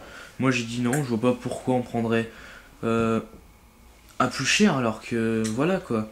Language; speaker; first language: French; native; French